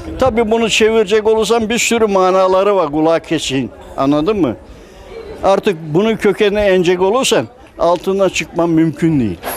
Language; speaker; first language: Turkish; native; Turkish